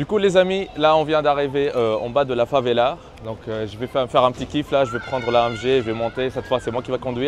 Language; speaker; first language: French; native; French